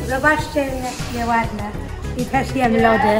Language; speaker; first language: Polish; early bilingual, heritage; Polish